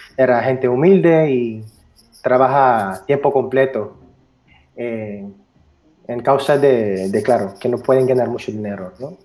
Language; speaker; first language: Spanish; non-native, fluent; Filipino